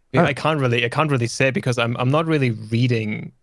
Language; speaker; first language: English; non-native, fluent; German